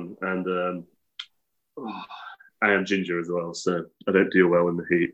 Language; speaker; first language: English; native; English